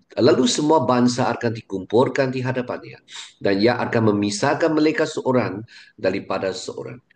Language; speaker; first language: Malay; non-native, local second language; Chinese